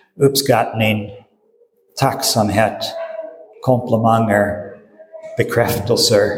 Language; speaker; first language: Swedish; non-native, fluent; English